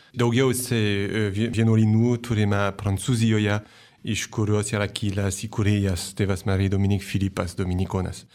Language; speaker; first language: Lithuanian; non-native, fluent; French